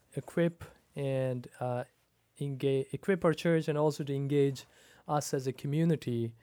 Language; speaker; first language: English; non-native, local second language; Punjabi